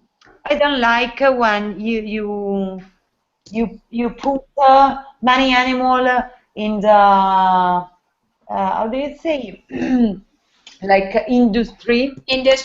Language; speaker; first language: English; non-native, learner; Italian